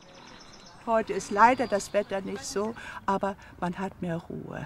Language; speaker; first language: German; native; German